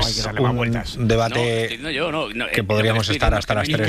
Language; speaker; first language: Spanish; native; Spanish